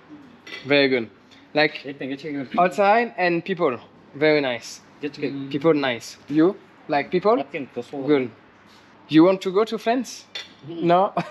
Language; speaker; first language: English; non-native, learner; French